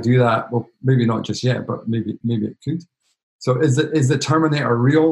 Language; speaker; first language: English; native; English